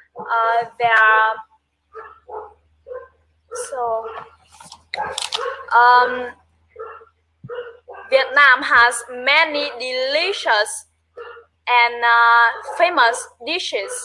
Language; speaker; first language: English; non-native, learner; Vietnamese